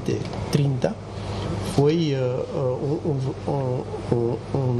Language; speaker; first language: Spanish; non-native, fluent; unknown